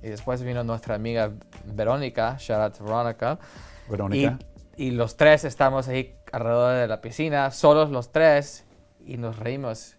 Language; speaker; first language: Spanish; early bilingual, heritage; Spanish